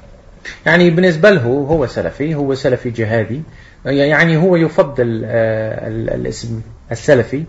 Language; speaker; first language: Arabic; non-native, fluent; Dutch